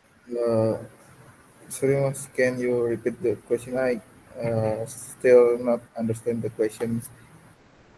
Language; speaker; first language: English; non-native, learner; Indonesian